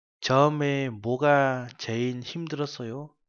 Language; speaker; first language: Korean; non-native, fluent; Vietnamese